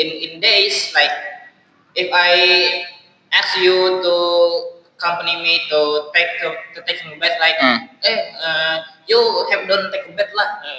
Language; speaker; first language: English; non-native, learner; Indonesian